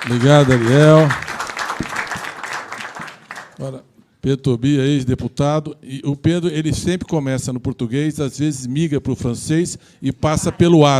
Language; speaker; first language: Portuguese; native; Portuguese